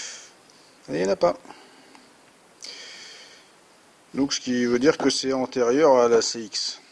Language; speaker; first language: French; native; French